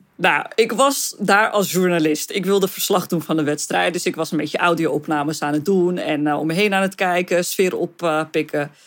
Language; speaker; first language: Dutch; early bilingual, other home language; Arabic